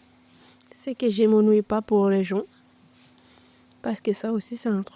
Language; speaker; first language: French; non-native, learner; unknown